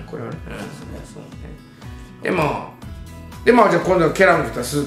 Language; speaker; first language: Japanese; native; Japanese